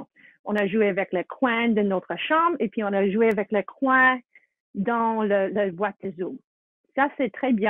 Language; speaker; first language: French; non-native, fluent; English